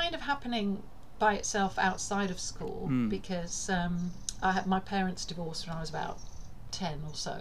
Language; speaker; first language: English; native; English